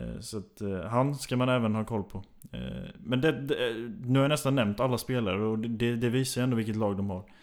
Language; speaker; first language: Swedish; native; Swedish